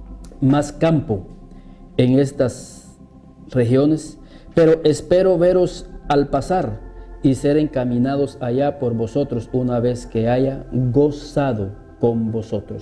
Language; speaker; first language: Spanish; native; Spanish